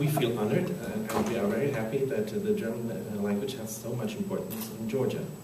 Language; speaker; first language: English; non-native, fluent; German